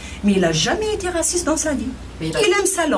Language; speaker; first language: French; non-native, local second language; Kabyle